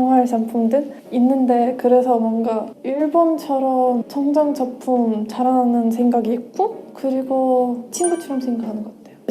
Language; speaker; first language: Korean; non-native, fluent; Russian